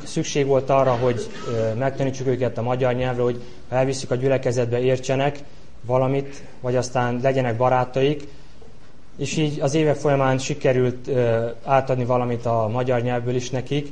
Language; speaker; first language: Hungarian; native; Hungarian